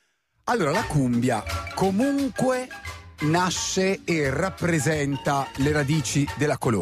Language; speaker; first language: Italian; native; Italian